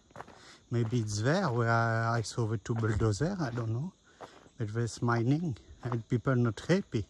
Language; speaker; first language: English; non-native, learner; French